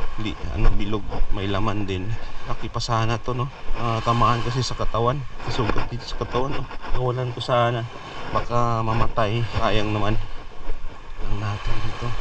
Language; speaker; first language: Filipino; non-native, local second language; Cebuano